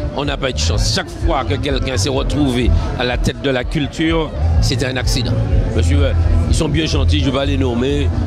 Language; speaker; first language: French; native; French